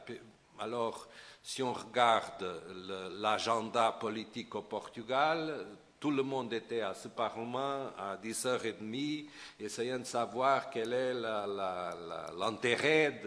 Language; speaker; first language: French; non-native, fluent; Portuguese